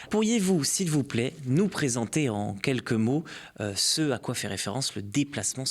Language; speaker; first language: French; native; French